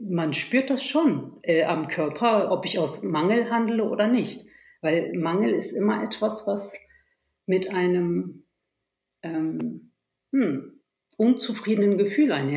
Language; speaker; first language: German; early bilingual, other home language; Turkish